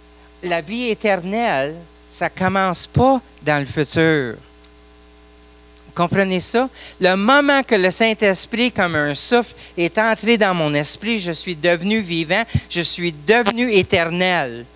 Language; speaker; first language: French; non-native, local second language; English